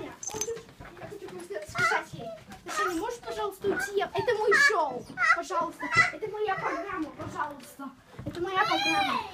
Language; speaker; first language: Russian; early bilingual, heritage; Russian